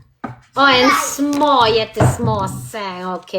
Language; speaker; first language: Swedish; non-native, learner; French